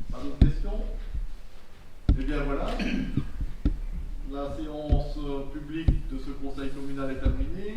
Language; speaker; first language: French; native; French